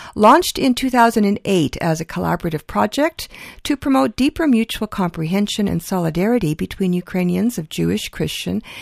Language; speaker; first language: English; early bilingual, other home language; Ukrainian